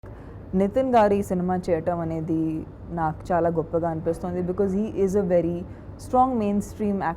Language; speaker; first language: Telugu; non-native, local second language; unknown